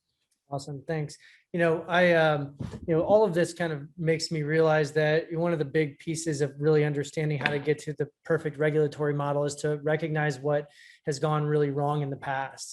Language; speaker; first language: English; native; English